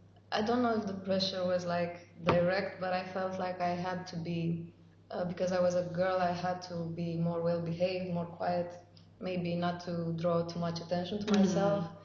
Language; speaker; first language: English; non-native, fluent; Romanian